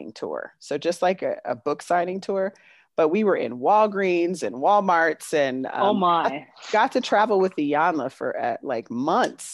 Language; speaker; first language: English; native; English